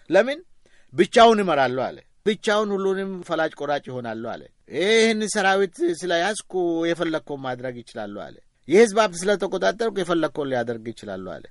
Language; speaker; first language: Amharic; non-native, local second language; Oromo